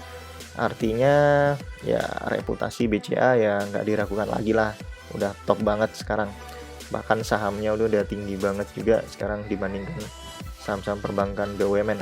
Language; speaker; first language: Indonesian; native; Indonesian